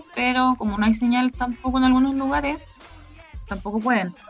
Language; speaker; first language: Spanish; native; Spanish